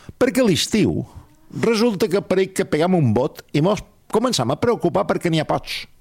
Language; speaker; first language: Catalan; native; Catalan